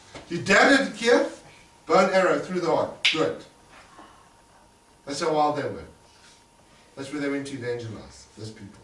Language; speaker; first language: English; native; English